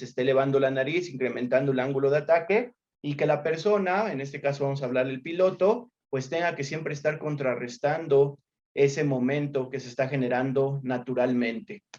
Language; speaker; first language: Spanish; native; Spanish